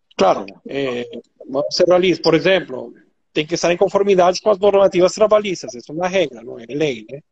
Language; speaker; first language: Portuguese; non-native, fluent; Spanish